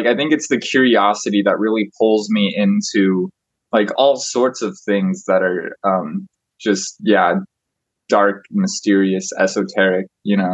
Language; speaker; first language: English; native; English